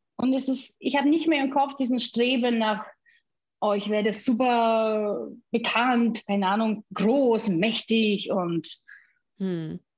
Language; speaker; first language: German; non-native, fluent; Russian